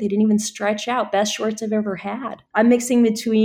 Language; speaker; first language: English; native; English